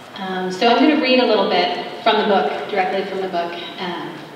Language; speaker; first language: English; native; English